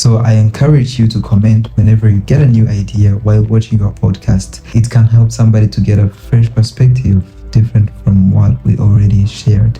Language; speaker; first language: English; non-native, local second language; Kinyarwanda